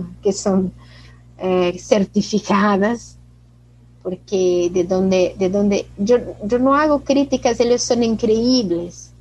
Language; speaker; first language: Spanish; non-native, fluent; Portuguese